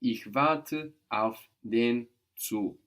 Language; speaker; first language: German; non-native, fluent; English